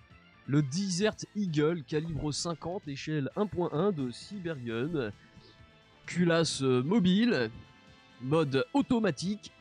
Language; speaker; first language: French; native; French